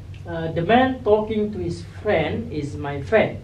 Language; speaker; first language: English; non-native, fluent; Indonesian